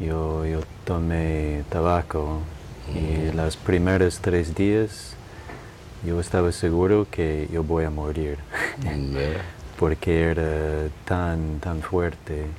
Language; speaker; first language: Spanish; non-native, fluent; English